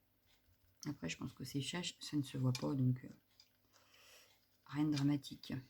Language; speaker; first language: French; native; French